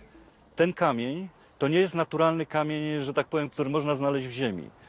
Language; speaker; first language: Polish; native; Polish